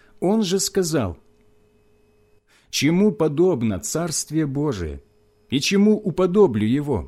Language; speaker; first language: Russian; native; Russian